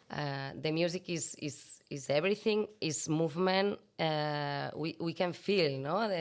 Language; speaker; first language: English; non-native, fluent; Catalan